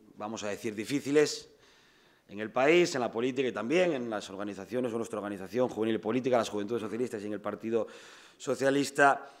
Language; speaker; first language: Spanish; native; Spanish